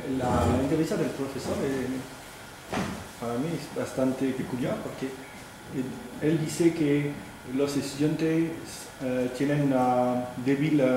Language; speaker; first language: Spanish; non-native, fluent; French